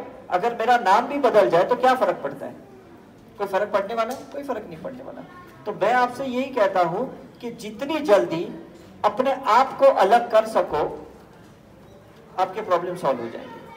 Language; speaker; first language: Hindi; native; Hindi